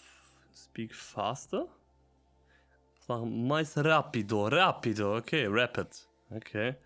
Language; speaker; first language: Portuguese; non-native, learner; German